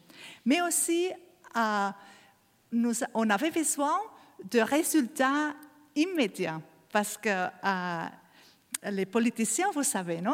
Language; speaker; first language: French; non-native, learner; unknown